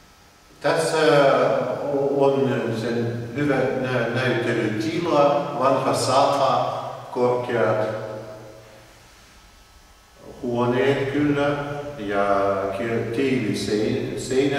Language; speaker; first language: Finnish; non-native, learner; Russian